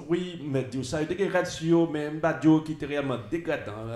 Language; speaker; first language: French; native; French